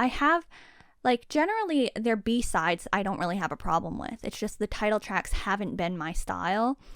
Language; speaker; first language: English; native; English